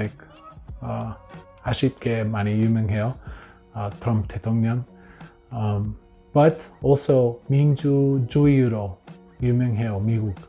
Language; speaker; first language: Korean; non-native, learner; English